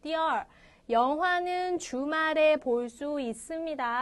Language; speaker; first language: Korean; non-native, fluent; Chinese